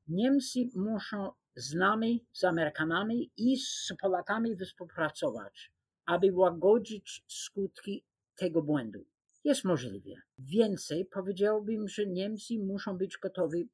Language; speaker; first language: Polish; non-native, fluent; English